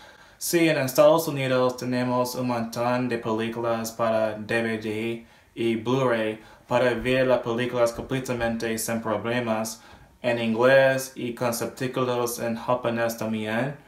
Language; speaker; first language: Spanish; non-native, learner; English